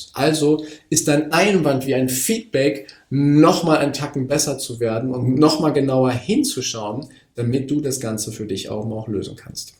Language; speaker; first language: German; native; German